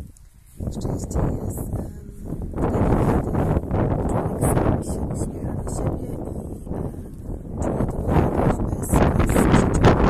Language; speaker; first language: Polish; non-native, learner; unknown